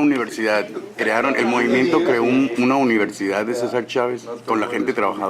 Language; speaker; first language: Spanish; native; Spanish